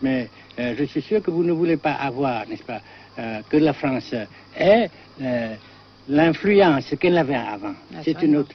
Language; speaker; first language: French; non-native, fluent; Vietnamese